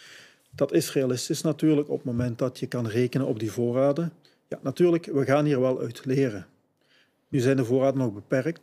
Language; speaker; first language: Dutch; native; Dutch